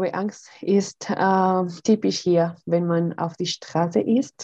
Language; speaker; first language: German; non-native, learner; Spanish